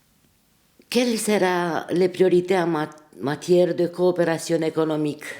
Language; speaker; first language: French; non-native, fluent; Romanian